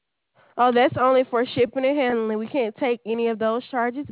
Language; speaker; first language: English; native; English